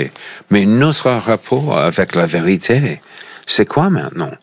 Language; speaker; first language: French; non-native, fluent; English